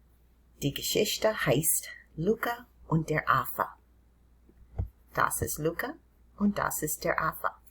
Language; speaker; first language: German; non-native, fluent; English